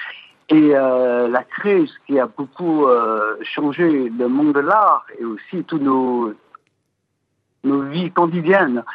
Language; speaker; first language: French; non-native, fluent; Chinese